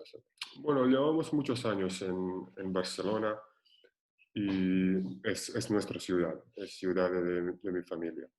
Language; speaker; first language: Spanish; non-native, fluent; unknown